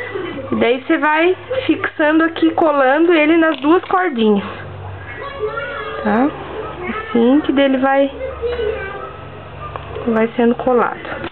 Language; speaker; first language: Portuguese; native; Portuguese